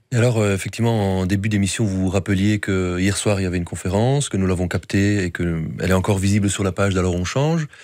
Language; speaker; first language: French; native; French